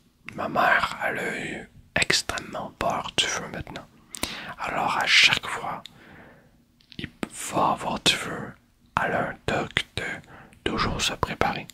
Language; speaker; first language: French; native; French